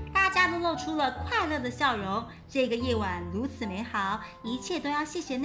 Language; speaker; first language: Chinese; native; Chinese